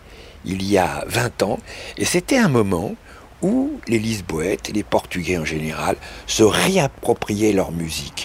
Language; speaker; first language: French; native; French